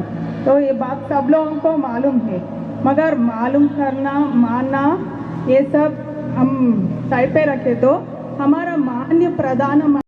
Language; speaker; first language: Hindi; non-native, local second language; Telugu